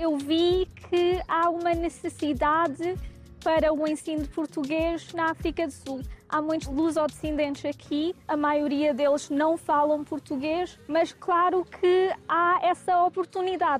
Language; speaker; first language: Portuguese; early bilingual, heritage; English